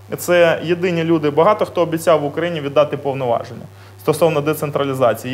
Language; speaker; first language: Ukrainian; non-native, local second language; Russian